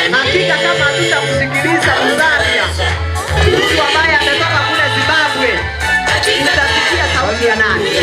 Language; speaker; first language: Swahili; non-native, local second language; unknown